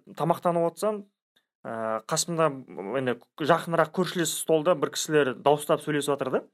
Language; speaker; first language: Kazakh; native; Kazakh